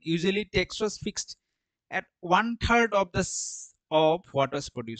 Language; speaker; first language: English; non-native, local second language; Assamese